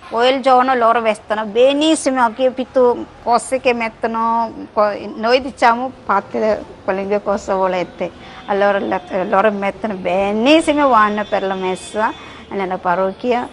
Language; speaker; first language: Italian; non-native, learner; Malayalam